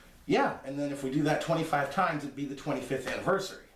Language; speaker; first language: English; native; English